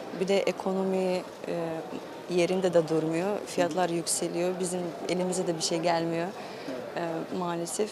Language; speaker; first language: Turkish; non-native, fluent; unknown